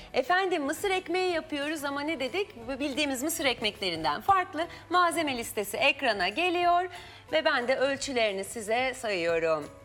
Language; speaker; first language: Turkish; native; Turkish